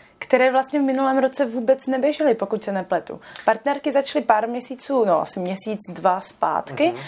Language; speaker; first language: Czech; native; Czech